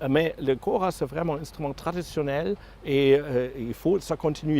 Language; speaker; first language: French; non-native, fluent; German